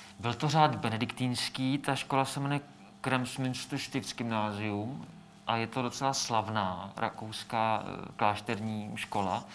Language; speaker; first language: Czech; native; Czech